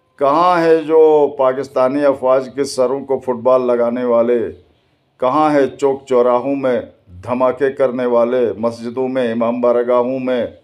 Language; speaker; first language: Urdu; native; Urdu